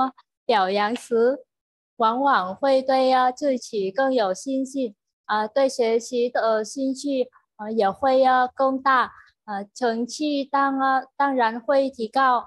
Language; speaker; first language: Chinese; non-native, fluent; Vietnamese